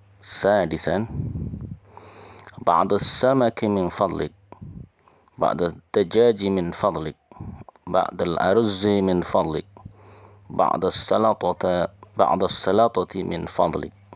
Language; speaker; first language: Arabic; non-native, fluent; Indonesian